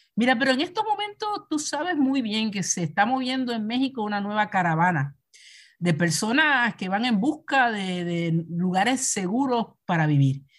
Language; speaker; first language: Spanish; native; Spanish